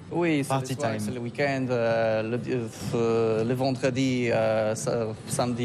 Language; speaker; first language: French; non-native, learner; Polish